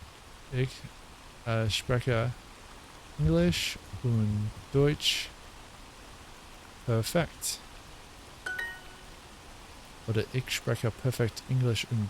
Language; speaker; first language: German; non-native, learner; English